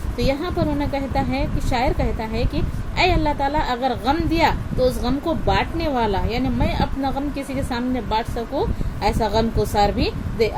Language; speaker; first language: Urdu; native; Urdu